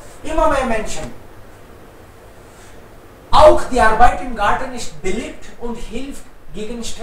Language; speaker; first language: German; non-native, fluent; Hindi